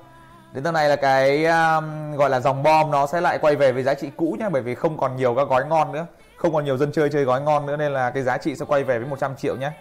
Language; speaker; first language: Vietnamese; native; Vietnamese